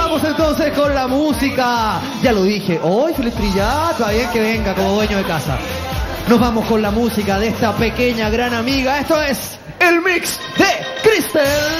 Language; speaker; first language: Spanish; native; Spanish